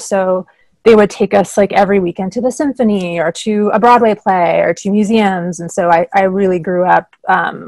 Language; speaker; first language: English; native; English